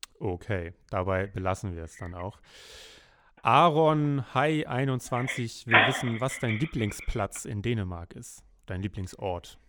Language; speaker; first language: German; native; German